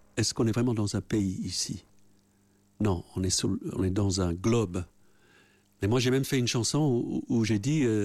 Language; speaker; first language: French; non-native, fluent; English